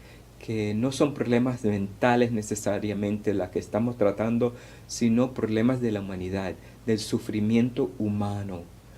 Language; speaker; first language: Spanish; early bilingual, heritage; Spanish